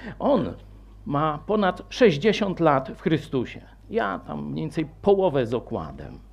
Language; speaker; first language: Polish; native; Polish